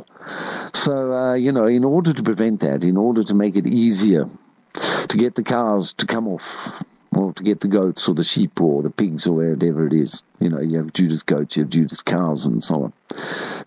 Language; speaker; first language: English; native; English